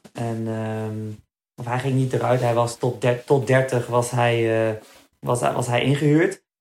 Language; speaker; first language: Dutch; early bilingual, other home language; Berber languages